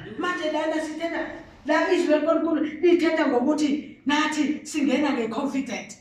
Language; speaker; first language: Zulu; non-native, local second language; Xhosa